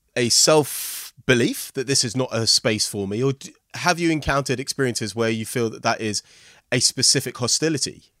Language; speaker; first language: English; early bilingual, other home language; Hindi